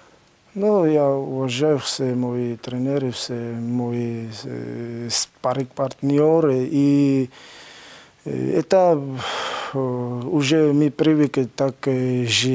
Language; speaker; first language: Russian; non-native, learner; Georgian